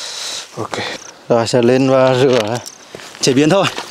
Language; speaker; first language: Vietnamese; native; Vietnamese